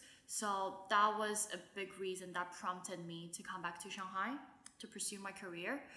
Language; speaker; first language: English; non-native, local second language; Wu Chinese